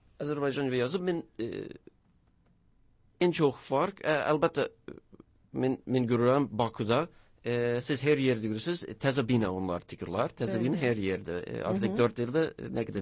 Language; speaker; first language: Azerbaijani; non-native, learner; English